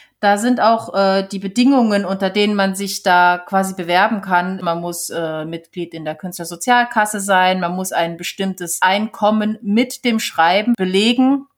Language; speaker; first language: German; native; German